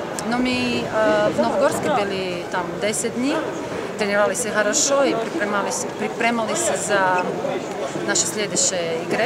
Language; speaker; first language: Russian; non-native, learner; Croatian